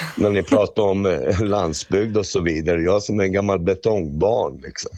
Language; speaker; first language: Swedish; native; Swedish